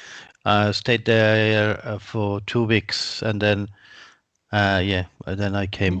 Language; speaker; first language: English; non-native, fluent; Persian